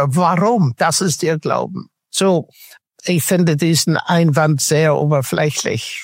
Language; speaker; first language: German; non-native, fluent; English